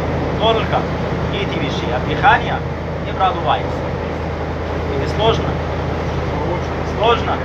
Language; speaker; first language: Russian; non-native, learner; Arabic